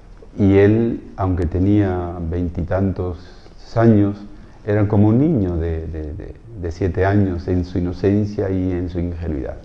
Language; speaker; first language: Spanish; native; Spanish